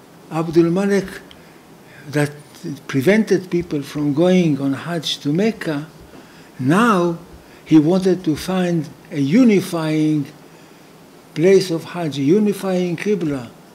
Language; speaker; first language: English; non-native, fluent; Hebrew